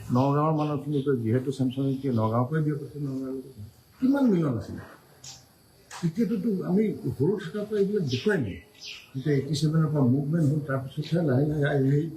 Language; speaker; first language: Assamese; non-native, local second language; Karbi